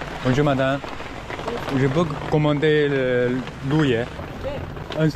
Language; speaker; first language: French; non-native, learner; Chinese